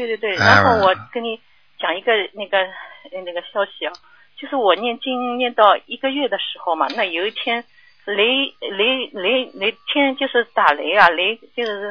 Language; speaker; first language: Chinese; native; Chinese